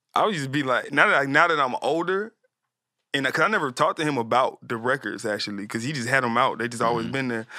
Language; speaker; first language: English; native; English